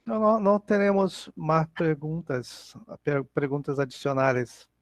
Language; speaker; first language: Spanish; non-native, learner; Portuguese